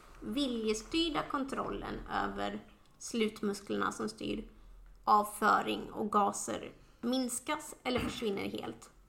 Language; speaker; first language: Swedish; native; Swedish